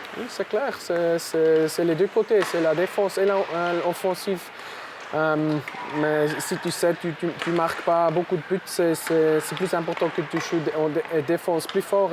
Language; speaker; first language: French; non-native, local second language; German